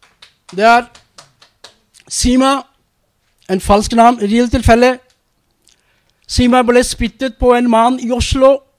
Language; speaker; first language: Norwegian; non-native, learner; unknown